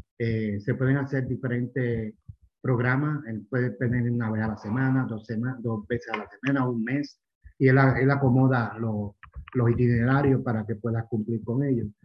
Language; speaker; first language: Spanish; native; Spanish